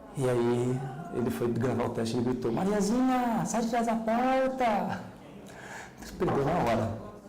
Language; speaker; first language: Portuguese; native; Portuguese